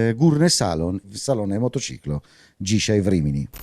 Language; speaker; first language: Polish; non-native, learner; Italian